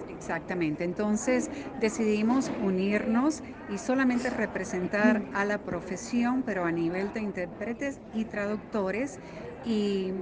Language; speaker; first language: Spanish; native; Spanish